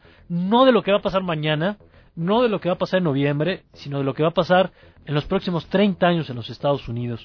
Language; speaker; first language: Spanish; native; Spanish